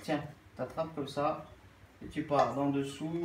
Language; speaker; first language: French; native; French